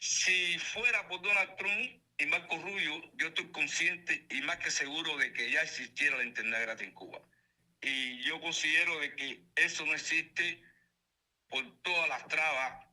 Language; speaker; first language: Spanish; native; Spanish